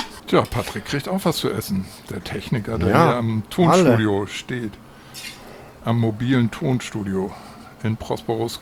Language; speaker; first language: German; native; German